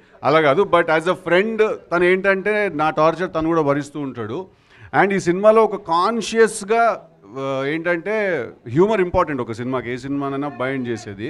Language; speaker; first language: Telugu; native; Telugu